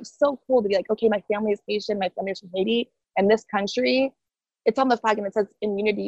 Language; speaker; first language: English; early bilingual, other home language; Haitian Creole